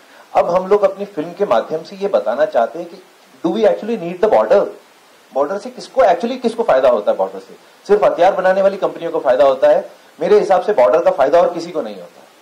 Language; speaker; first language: Hindi; native; Hindi